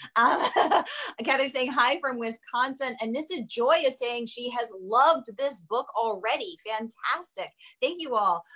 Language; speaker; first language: English; native; English